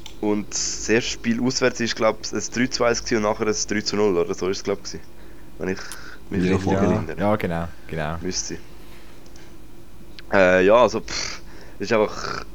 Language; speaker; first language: German; native; German